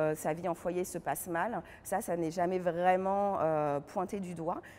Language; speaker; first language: French; native; French